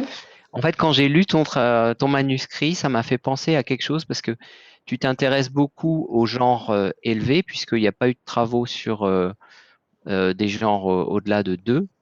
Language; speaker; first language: French; native; French